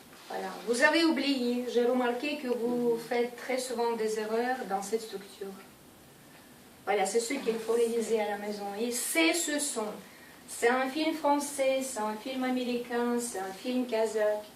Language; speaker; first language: French; non-native, fluent; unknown